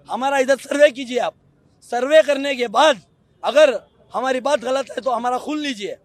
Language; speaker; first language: Hindi; non-native, local second language; Kannada